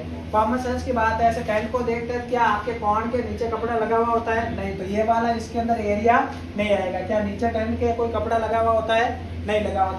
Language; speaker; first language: Hindi; native; Hindi